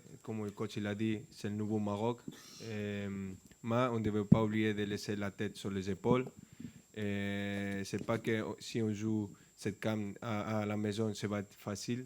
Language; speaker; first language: French; non-native, fluent; Spanish